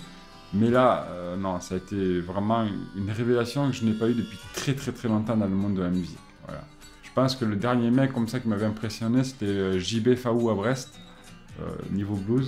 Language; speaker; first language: French; native; French